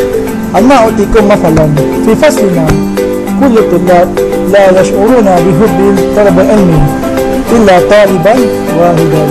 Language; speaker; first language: Arabic; non-native, learner; Malay